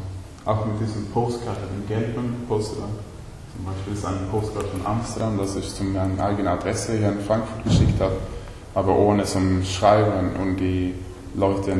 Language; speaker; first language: German; non-native, learner; Swedish